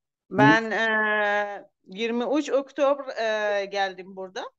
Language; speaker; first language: Turkish; non-native, learner; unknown